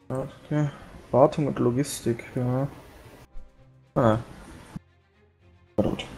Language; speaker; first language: German; native; German